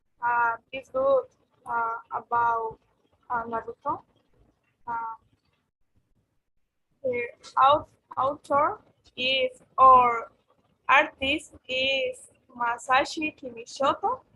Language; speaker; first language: English; non-native, learner; Spanish